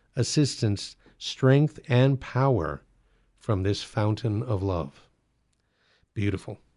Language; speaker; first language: English; native; English